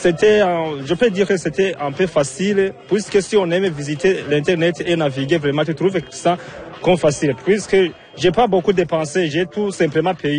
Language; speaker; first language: French; non-native, local second language; Rundi